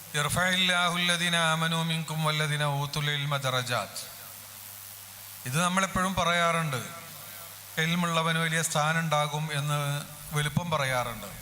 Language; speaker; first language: Malayalam; native; Malayalam